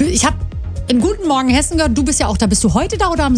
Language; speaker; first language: German; native; German